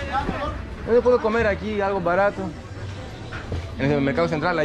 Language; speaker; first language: Spanish; non-native, learner; Greek